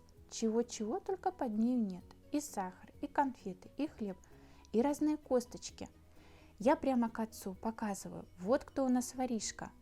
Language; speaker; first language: Russian; native; Russian